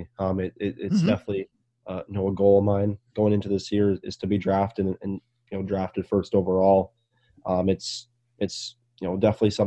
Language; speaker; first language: English; native; English